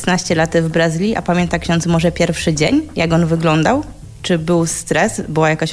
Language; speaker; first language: Polish; native; Polish